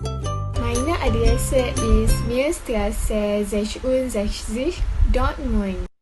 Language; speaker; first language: German; non-native, learner; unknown